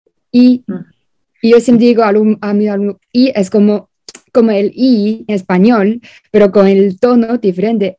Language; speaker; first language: Spanish; non-native, fluent; Chinese